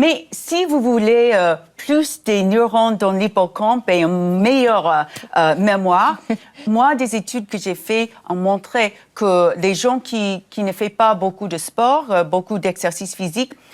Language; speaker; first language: French; non-native, fluent; English